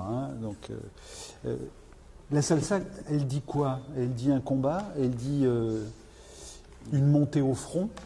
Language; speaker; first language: French; native; French